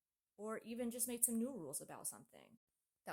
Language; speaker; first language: English; native; English